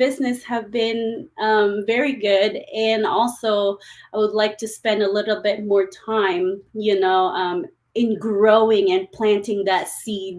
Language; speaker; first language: English; non-native, local second language; Filipino